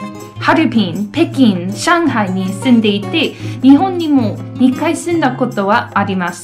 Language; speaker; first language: Japanese; non-native, fluent; English